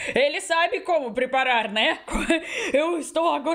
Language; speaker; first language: Portuguese; non-native, learner; Russian